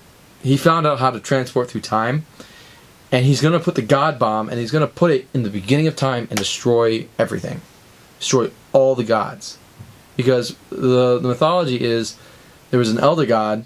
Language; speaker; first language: English; native; English